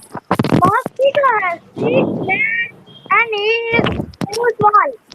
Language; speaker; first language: English; non-native, learner; Hindi